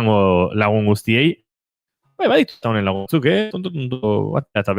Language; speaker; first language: Basque; native; Basque